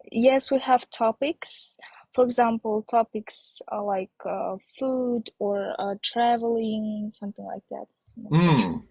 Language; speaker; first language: English; non-native, learner; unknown